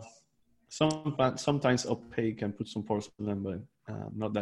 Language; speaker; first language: English; non-native, fluent; Spanish